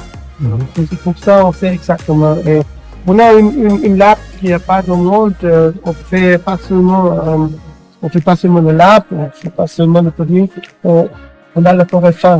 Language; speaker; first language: French; non-native, learner; German